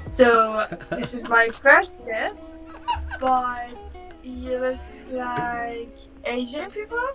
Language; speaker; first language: English; non-native, learner; Persian